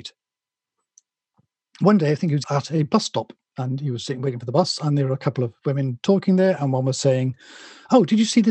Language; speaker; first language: English; native; English